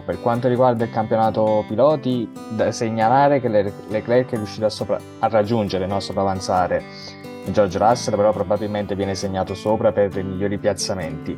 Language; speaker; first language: Italian; native; Italian